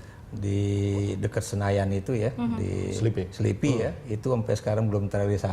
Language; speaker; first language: Indonesian; native; Indonesian